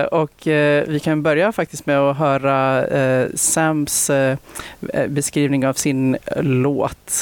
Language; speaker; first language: Swedish; native; Swedish